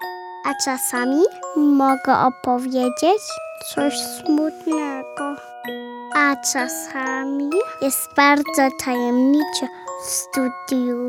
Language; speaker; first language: Polish; early bilingual, heritage; German